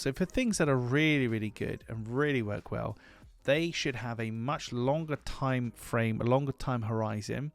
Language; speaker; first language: English; native; English